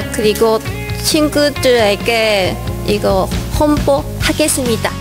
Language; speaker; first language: Korean; non-native, learner; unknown